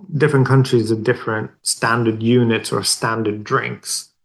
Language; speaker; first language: English; non-native, fluent; Swedish